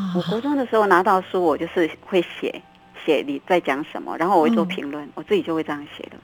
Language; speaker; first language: Chinese; non-native, local second language; Min Nan Chinese